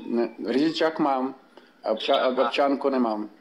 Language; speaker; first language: Czech; non-native, learner; Ukrainian